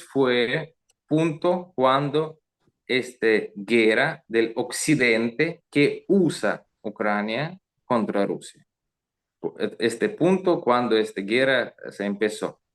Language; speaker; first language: Spanish; non-native, learner; Russian